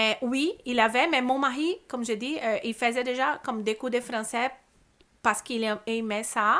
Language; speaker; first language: French; non-native, learner; Portuguese